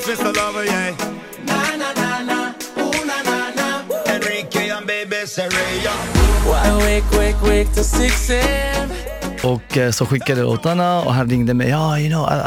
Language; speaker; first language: Swedish; non-native, fluent; Arabic